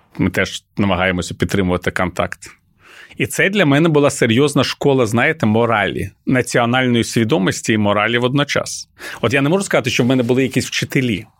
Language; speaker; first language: Ukrainian; non-native, local second language; Russian